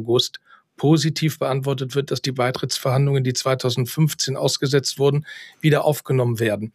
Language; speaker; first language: German; native; German